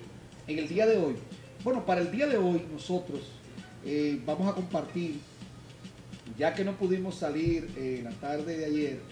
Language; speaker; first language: Spanish; native; Spanish